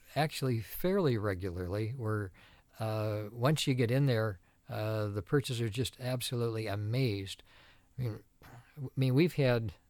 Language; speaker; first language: English; native; English